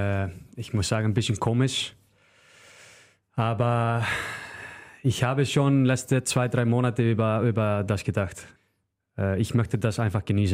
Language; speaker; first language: German; non-native, fluent; Icelandic